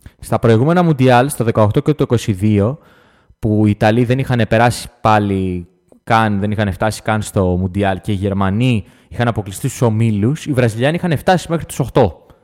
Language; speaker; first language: Greek; native; Greek